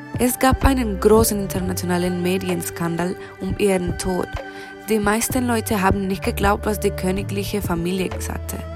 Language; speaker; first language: German; non-native, learner; Spanish